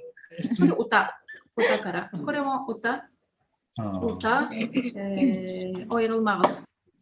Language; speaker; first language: Japanese; non-native, fluent; Tatar